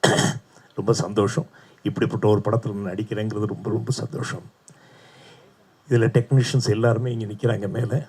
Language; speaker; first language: Tamil; native; Tamil